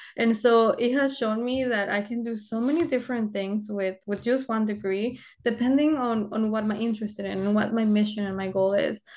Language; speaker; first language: English; early bilingual, other home language; Spanish